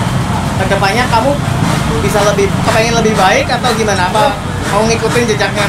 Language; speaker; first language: Indonesian; native; Indonesian